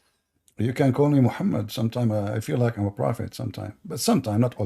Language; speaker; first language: English; non-native, fluent; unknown